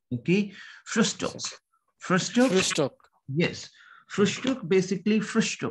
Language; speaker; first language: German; non-native, learner; Hindi